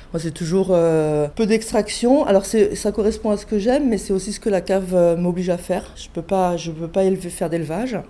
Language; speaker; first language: French; native; French